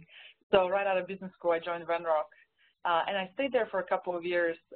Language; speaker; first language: English; non-native, fluent; Bulgarian